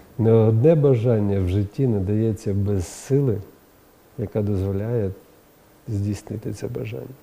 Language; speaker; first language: Ukrainian; non-native, local second language; Russian